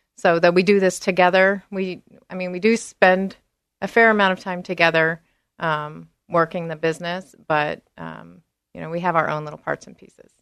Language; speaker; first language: English; native; English